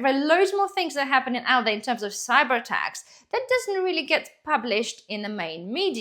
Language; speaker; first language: English; non-native, fluent; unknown